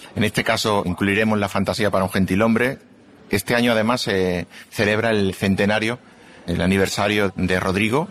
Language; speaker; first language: Spanish; native; Spanish